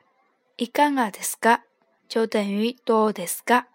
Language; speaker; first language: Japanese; non-native, fluent; Chinese